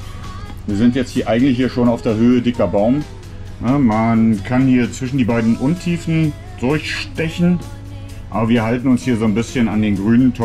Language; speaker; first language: German; native; German